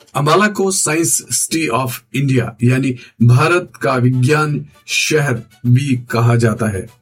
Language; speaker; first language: Hindi; non-native, local second language; Kashmiri